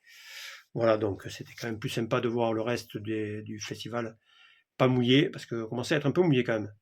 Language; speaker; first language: French; native; French